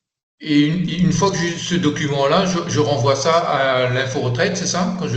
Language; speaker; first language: French; native; French